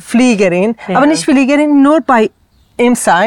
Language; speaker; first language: German; non-native, learner; Persian